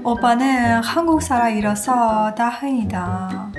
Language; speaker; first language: Korean; non-native, learner; Persian